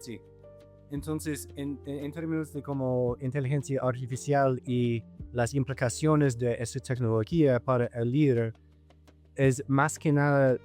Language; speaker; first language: Spanish; non-native, fluent; English